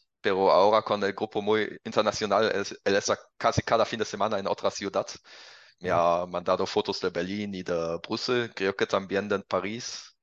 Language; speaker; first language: Spanish; non-native, learner; German